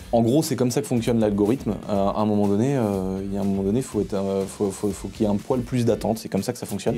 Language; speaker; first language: French; native; French